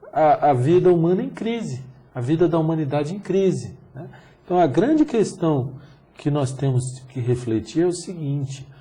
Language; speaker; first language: Portuguese; native; Portuguese